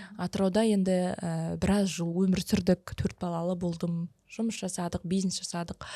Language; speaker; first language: Kazakh; early bilingual, heritage; Kazakh